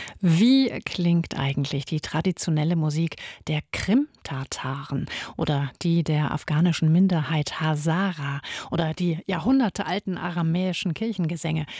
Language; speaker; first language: German; native; German